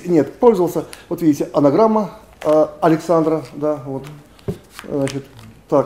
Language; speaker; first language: Russian; native; Russian